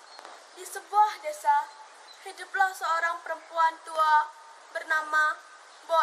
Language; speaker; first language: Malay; non-native, local second language; Balinese